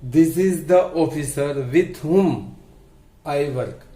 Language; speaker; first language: English; non-native, local second language; Gujarati